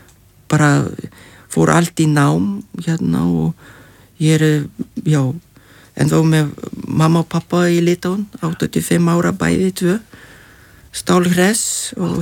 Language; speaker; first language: Icelandic; non-native, fluent; Lithuanian